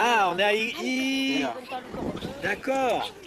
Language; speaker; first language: French; native; French